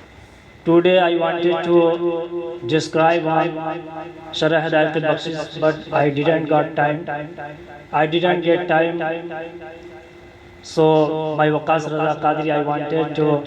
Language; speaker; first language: English; non-native, learner; Urdu